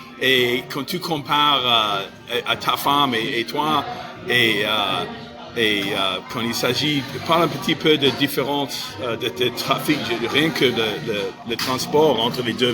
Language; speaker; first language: French; non-native, fluent; English